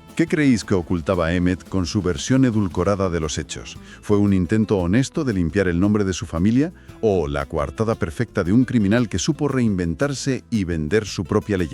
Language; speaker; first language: Spanish; native; Spanish